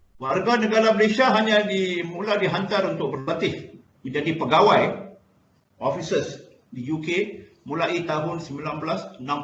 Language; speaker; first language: Malay; native; Malay